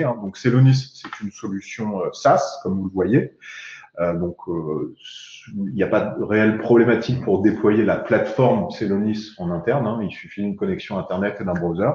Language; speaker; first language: French; native; French